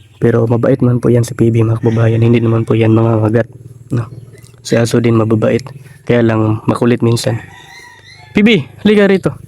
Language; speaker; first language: Filipino; non-native, local second language; Cebuano